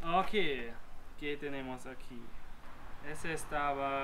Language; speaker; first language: Spanish; non-native, learner; German